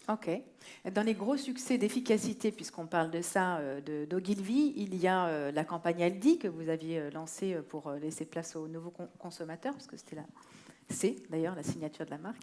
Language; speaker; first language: French; native; French